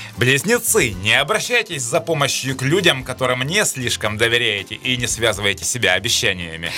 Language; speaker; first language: Russian; native; Russian